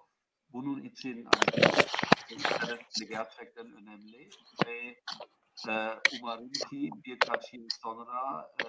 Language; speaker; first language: Turkish; non-native, fluent; German